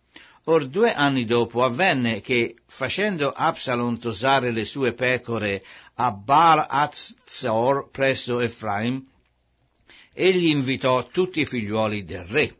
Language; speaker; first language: Italian; native; Italian